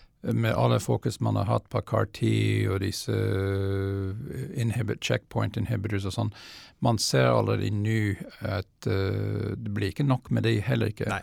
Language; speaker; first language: Norwegian; non-native, fluent; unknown